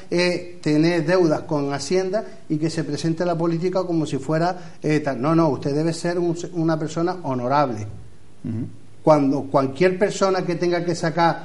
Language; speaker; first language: Spanish; native; Spanish